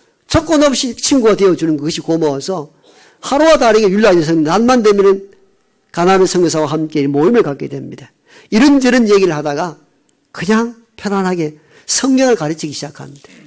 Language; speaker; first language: Korean; native; Korean